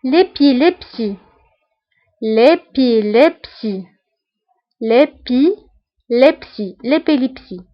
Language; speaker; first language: French; non-native, local second language; Arabic